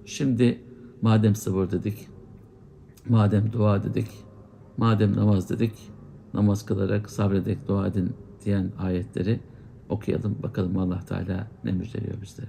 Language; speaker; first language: Turkish; native; Turkish